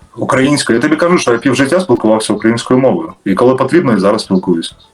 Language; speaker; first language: Ukrainian; native; Ukrainian